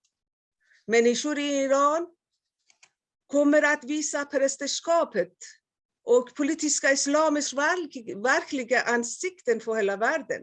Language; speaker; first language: Swedish; non-native, fluent; Persian